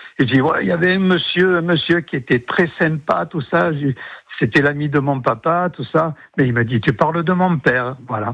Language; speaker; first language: French; native; French